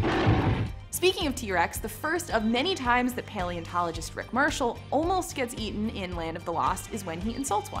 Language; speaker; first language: English; native; English